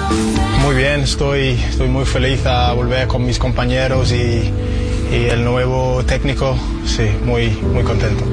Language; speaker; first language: Spanish; non-native, learner; English